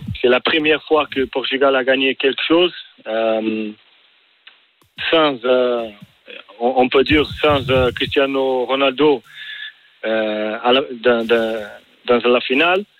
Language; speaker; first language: French; non-native, learner; Portuguese